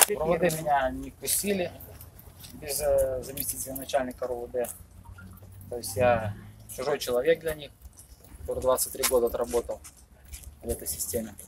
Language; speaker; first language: Russian; native; Russian